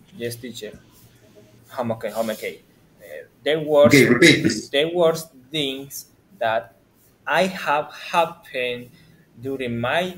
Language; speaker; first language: English; non-native, learner; Spanish